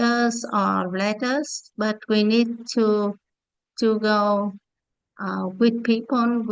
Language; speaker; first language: English; non-native, learner; Vietnamese